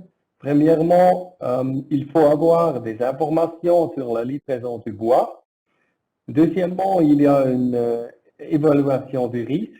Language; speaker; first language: French; non-native, learner; German